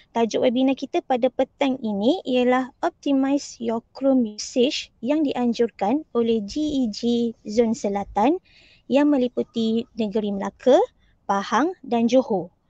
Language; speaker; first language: Malay; native; Malay